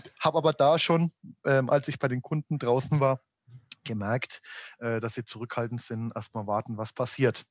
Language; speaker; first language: German; native; German